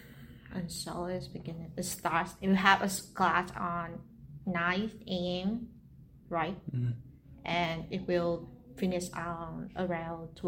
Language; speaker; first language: English; non-native, learner; Vietnamese